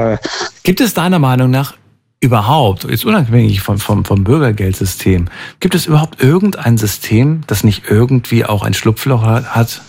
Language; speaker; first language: German; native; German